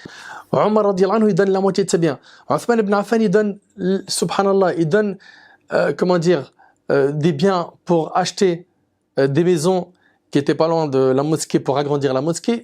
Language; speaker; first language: French; native; French